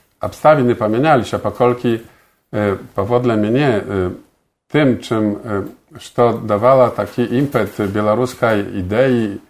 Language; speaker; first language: Polish; non-native, local second language; Belarusian